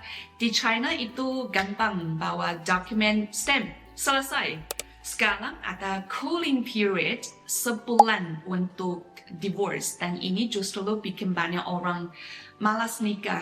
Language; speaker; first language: Indonesian; non-native, fluent; Chinese